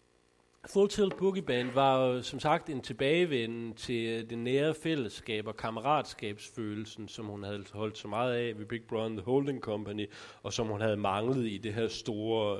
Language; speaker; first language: Danish; native; Danish